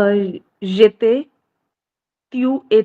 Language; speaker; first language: French; non-native, learner; Hindi